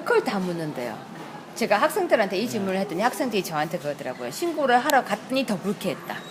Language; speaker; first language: Korean; native; Korean